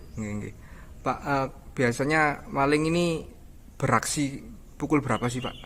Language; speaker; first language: Indonesian; native; Indonesian